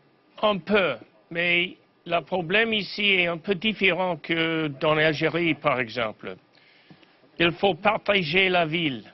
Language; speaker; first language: French; non-native, fluent; English